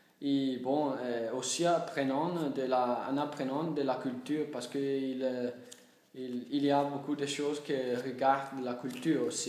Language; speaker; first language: French; non-native, learner; Italian